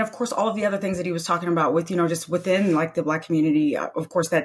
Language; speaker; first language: English; native; English